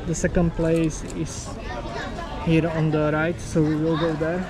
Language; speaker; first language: English; non-native, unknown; Slovak